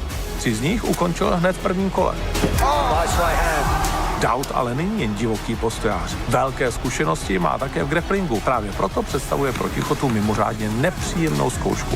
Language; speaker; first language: Czech; native; Czech